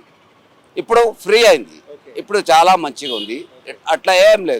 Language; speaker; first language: Telugu; non-native, local second language; Urdu